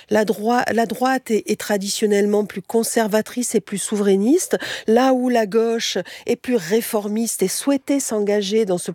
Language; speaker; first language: French; native; French